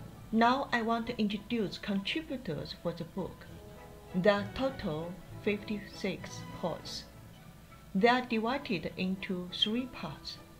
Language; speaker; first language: English; non-native, fluent; Chinese